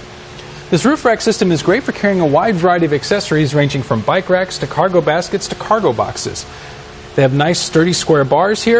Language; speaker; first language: English; native; English